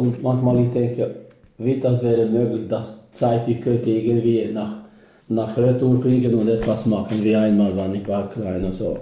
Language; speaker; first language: German; non-native, learner; Albanian